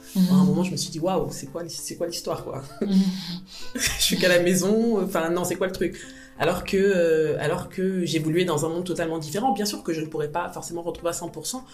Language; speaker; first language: French; native; French